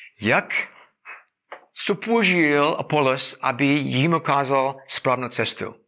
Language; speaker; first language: Czech; non-native, fluent; English